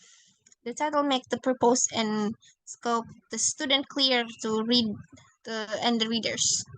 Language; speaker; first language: English; non-native, learner; Indonesian